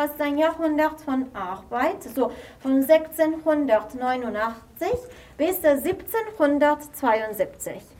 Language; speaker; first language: German; non-native, fluent; Italian